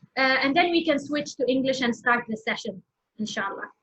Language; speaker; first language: English; non-native, fluent; Arabic